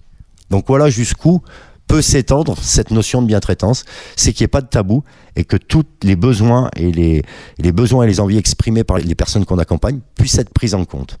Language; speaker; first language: French; native; French